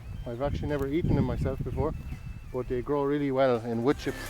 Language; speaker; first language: English; native; English